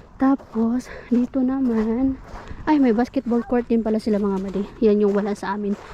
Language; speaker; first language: Filipino; native; Filipino